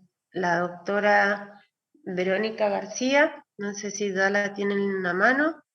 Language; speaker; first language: Spanish; native; Spanish